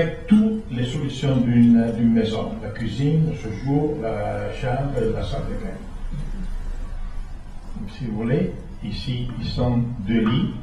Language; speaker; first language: French; non-native, fluent; Italian